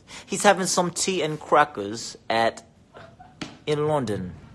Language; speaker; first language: English; early bilingual, other home language; Korean